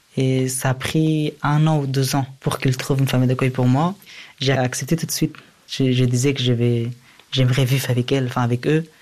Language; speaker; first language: French; early bilingual, other home language; Persian